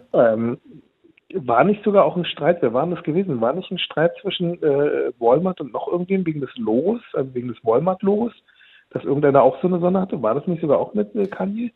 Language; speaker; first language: German; early bilingual, other home language; Turkish